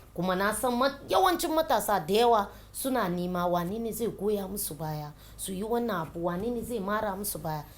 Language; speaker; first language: Hausa; non-native, local second language; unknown